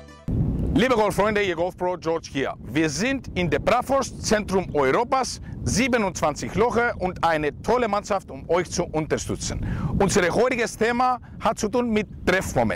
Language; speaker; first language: German; non-native, fluent; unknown